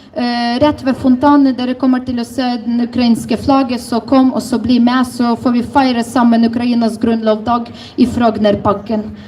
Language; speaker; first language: Norwegian; non-native, fluent; Ukrainian